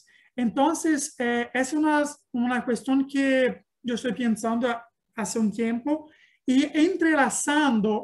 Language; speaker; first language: Spanish; non-native, learner; Portuguese